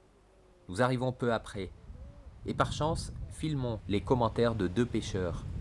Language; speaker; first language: French; native; French